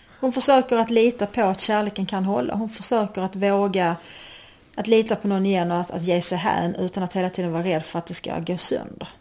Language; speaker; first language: Swedish; native; Swedish